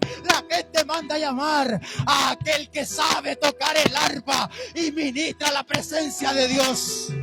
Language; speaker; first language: Spanish; native; Spanish